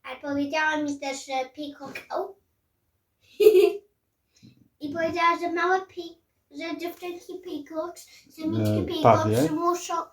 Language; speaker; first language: Polish; early bilingual, heritage; Samoan